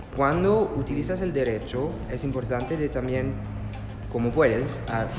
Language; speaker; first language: Spanish; non-native, learner; French